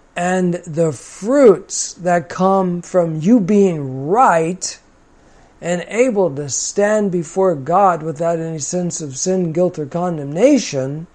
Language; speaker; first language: English; native; English